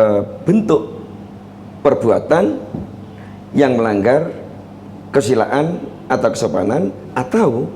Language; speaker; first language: Indonesian; native; Indonesian